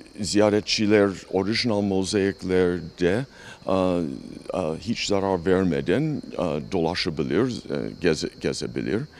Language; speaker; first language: Turkish; non-native, fluent; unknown